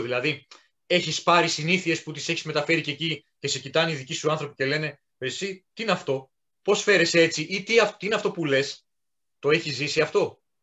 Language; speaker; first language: Greek; native; Greek